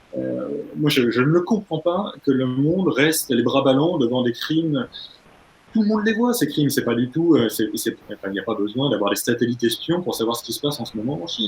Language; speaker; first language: French; native; French